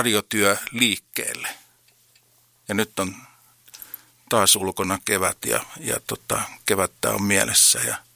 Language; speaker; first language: Finnish; native; Finnish